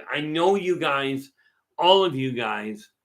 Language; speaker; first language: English; native; English